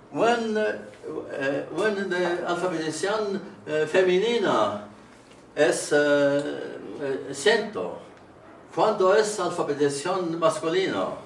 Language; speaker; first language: Spanish; non-native, learner; Estonian